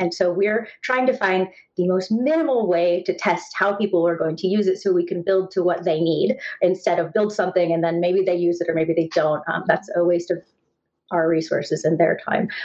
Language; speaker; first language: English; native; English